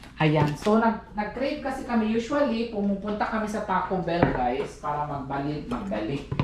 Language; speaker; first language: Filipino; native; Filipino